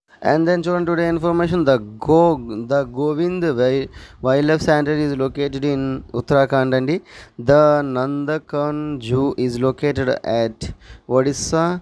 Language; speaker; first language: English; non-native, local second language; Telugu